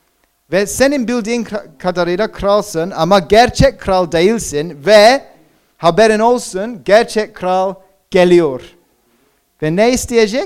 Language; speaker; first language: Turkish; non-native, fluent; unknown